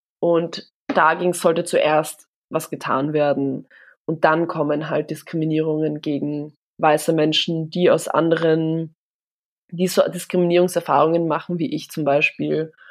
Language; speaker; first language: German; early bilingual, other home language; Polish